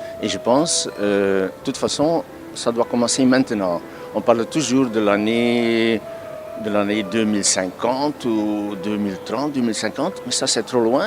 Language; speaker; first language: French; non-native, local second language; Dutch